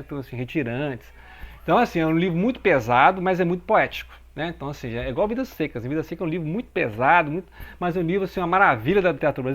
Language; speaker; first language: Portuguese; native; Portuguese